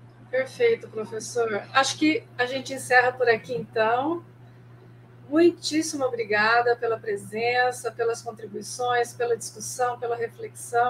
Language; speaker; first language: Portuguese; native; Portuguese